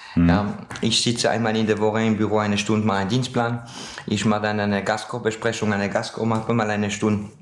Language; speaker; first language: German; non-native, fluent; French